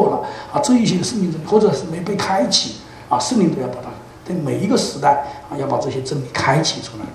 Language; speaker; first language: Chinese; native; Chinese